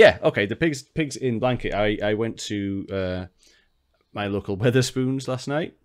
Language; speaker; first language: English; native; English